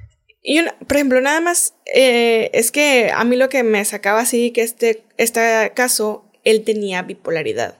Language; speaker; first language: Spanish; native; Spanish